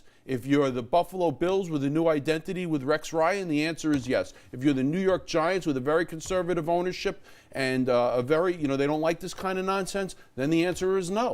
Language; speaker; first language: English; native; English